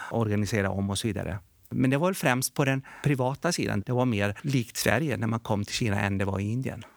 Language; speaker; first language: Swedish; early bilingual, other home language; Bosnian